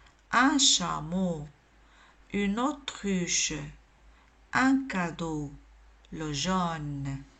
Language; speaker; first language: French; non-native, local second language; Arabic